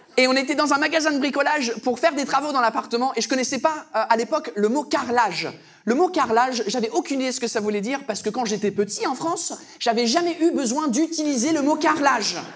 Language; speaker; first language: French; early bilingual, other home language; English